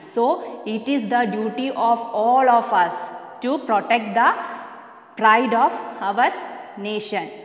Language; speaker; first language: English; non-native, local second language; Malayalam